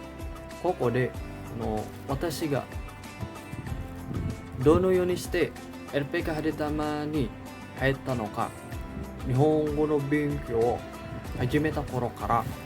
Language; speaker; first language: Japanese; non-native, learner; Indonesian